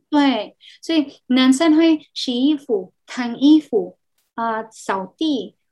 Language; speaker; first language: Chinese; non-native, fluent; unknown